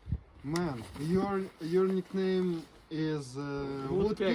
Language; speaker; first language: English; non-native, learner; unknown